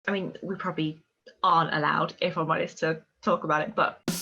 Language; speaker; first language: English; native; English